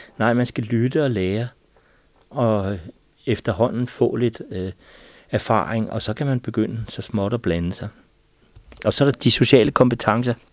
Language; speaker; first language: Danish; native; Danish